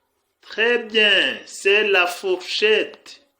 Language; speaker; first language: French; non-native, fluent; Kinyarwanda